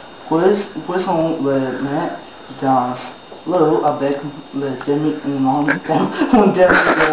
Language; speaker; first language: French; non-native, learner; English